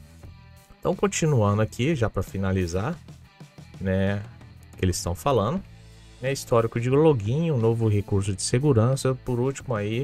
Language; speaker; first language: Portuguese; native; Portuguese